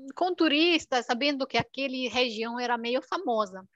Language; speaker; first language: Portuguese; non-native, fluent; Romanian